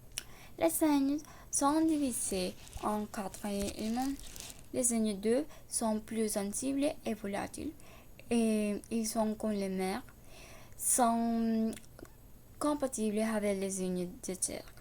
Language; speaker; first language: French; non-native, learner; Spanish